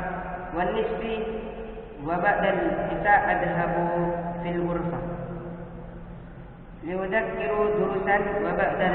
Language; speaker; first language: Arabic; non-native, learner; Indonesian